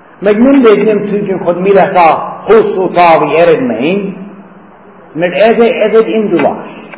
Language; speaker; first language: Hungarian; non-native, fluent; English